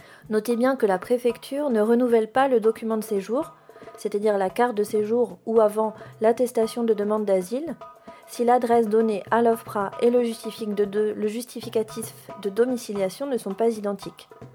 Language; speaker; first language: French; native; French